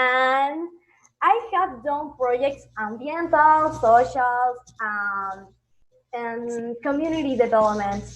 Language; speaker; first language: English; non-native, learner; Spanish